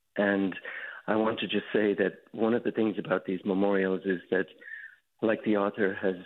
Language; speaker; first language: English; native; English